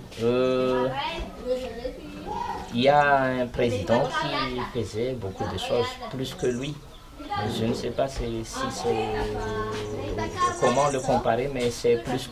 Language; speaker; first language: French; non-native, local second language; Malagasy